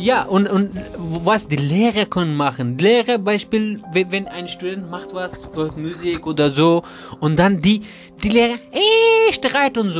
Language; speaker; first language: German; non-native, learner; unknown